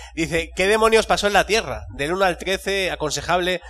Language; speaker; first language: Spanish; native; Spanish